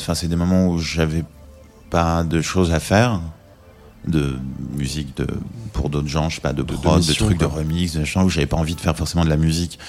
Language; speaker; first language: French; native; French